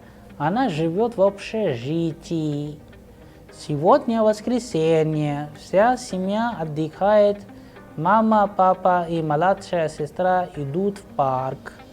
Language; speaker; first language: Russian; non-native, fluent; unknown